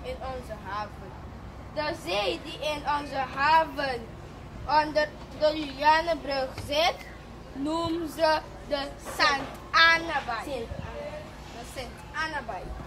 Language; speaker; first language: Dutch; non-native, local second language; Papiamento